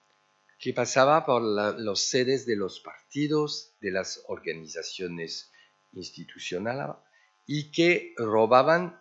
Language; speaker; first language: Spanish; early bilingual, heritage; French